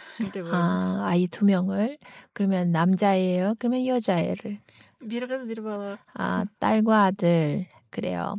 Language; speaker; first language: Korean; non-native, fluent; Kyrgyz